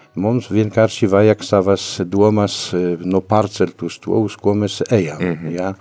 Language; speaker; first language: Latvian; non-native, fluent; Polish